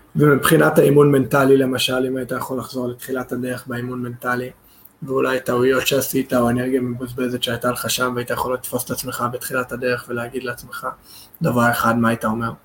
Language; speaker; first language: Hebrew; non-native, fluent; English